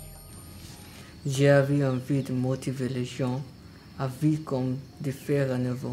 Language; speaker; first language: French; non-native, learner; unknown